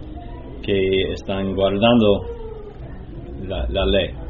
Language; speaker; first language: Spanish; non-native, learner; English